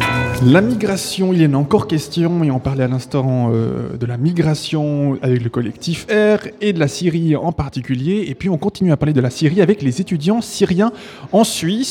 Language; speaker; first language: French; native; French